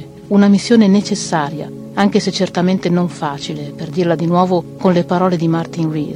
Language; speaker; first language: Italian; native; Italian